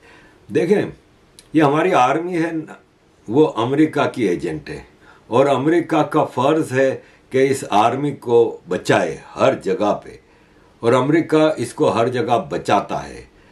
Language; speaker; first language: Urdu; native; Urdu